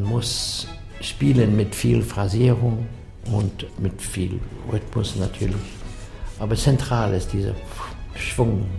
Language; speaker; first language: German; non-native, learner; English